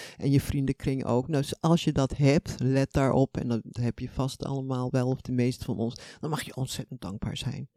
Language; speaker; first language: Dutch; native; Dutch